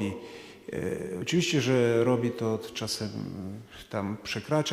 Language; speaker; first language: Polish; non-native, fluent; Ukrainian